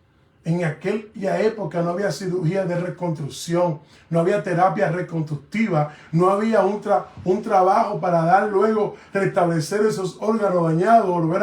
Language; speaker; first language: Spanish; native; Spanish